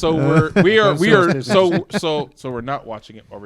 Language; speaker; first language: English; native; English